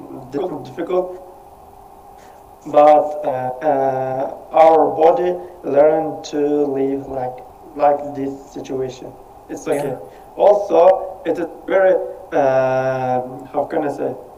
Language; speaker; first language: English; non-native, learner; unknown